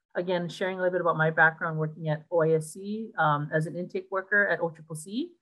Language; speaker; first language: English; native; English